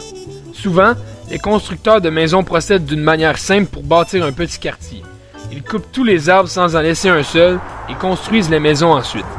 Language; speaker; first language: French; native; French